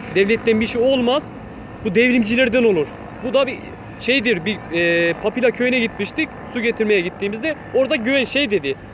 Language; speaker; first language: Turkish; non-native, local second language; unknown